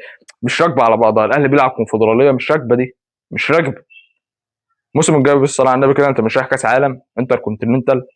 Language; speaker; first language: Arabic; native; Arabic